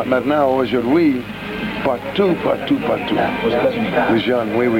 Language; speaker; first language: French; non-native, learner; English